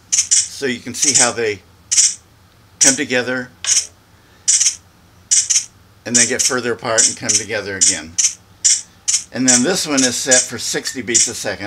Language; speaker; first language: English; native; English